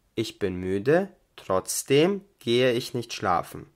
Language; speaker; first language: German; non-native, fluent; Albanian